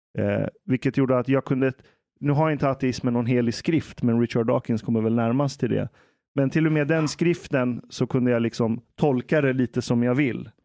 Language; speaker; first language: Swedish; early bilingual, other home language; Persian